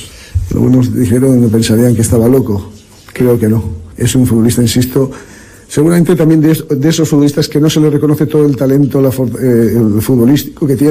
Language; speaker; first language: Spanish; native; Spanish